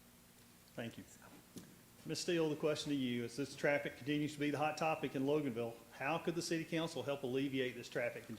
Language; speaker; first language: English; native; English